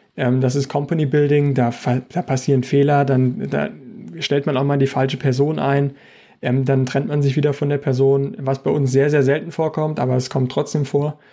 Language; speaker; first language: German; native; German